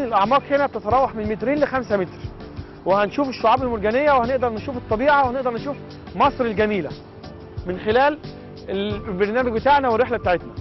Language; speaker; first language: Arabic; native; Arabic